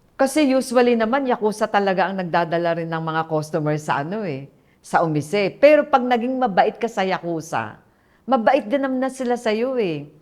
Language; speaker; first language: Filipino; native; Filipino